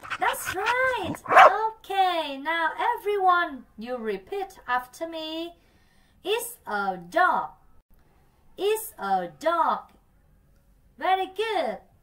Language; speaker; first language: English; non-native, fluent; Vietnamese